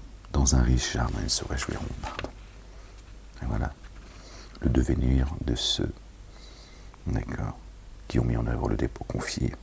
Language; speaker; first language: French; native; French